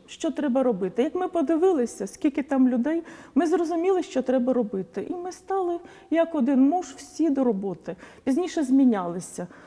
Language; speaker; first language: Ukrainian; non-native, local second language; Polish